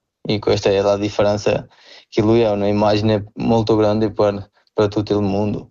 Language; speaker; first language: Italian; non-native, fluent; Portuguese